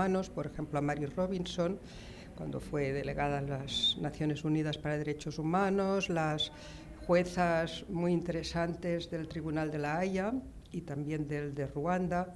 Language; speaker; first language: Spanish; native; Spanish